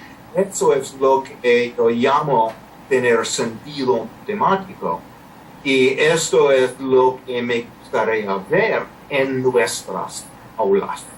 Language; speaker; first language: Spanish; non-native, learner; English